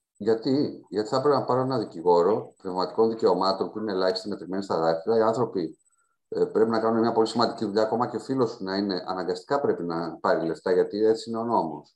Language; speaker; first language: Greek; native; Greek